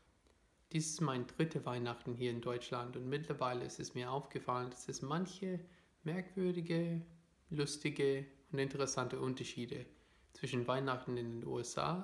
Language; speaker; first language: German; non-native, fluent; English